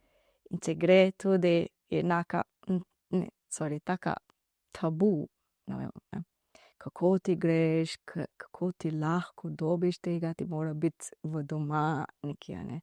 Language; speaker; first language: Slovenian; non-native, learner; Divehi